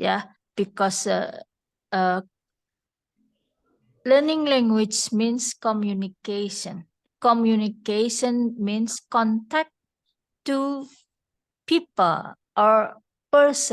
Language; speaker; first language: English; non-native, fluent; Indonesian